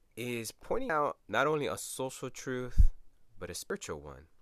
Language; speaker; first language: English; early bilingual, other home language; Spanish